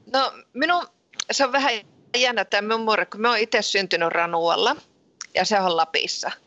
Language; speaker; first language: Finnish; early bilingual, heritage; Finnish